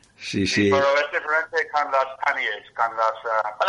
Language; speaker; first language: Spanish; non-native, learner; English